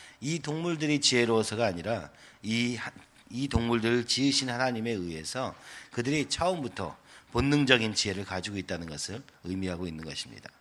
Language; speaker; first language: Korean; native; Korean